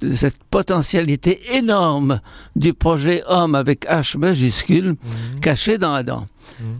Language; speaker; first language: French; non-native, fluent; Arabic